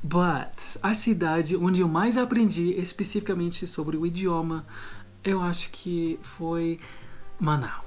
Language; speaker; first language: Portuguese; non-native, fluent; English